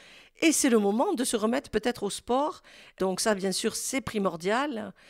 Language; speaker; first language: French; native; French